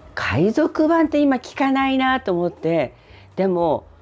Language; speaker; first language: Japanese; non-native, fluent; Chinese